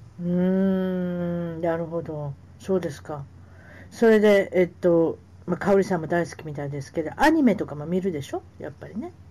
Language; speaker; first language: Japanese; native; Japanese